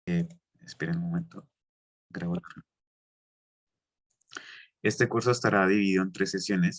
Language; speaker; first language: Spanish; native; Spanish